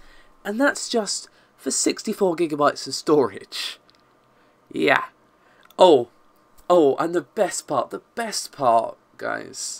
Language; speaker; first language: English; native; English